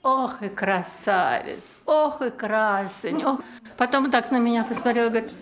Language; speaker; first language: Czech; non-native, learner; Russian